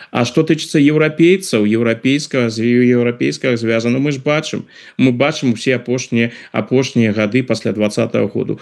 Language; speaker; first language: Belarusian; non-native, local second language; Russian